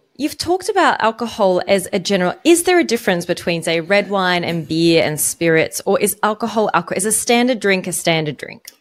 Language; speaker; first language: English; non-native, fluent; Arabic